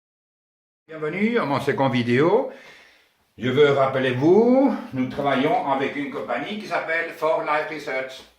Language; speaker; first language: French; non-native, learner; Spanish